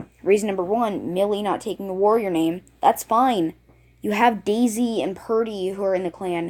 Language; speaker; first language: English; native; English